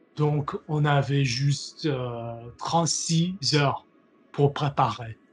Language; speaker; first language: French; non-native, learner; English